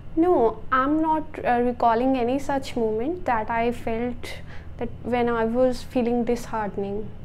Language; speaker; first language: English; non-native, local second language; Punjabi